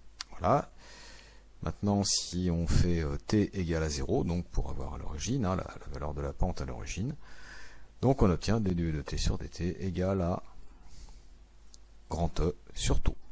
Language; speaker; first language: French; native; French